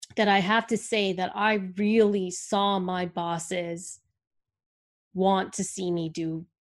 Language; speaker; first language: English; early bilingual, other home language; Hindi